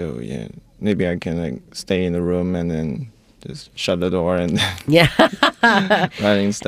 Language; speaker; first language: English; non-native, learner; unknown